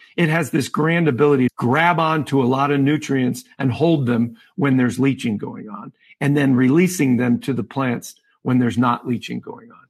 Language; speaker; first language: English; native; English